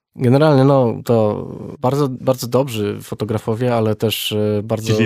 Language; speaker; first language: Polish; native; Polish